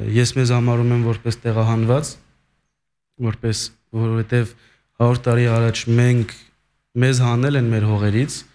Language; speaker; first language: Armenian; early bilingual, heritage; Armenian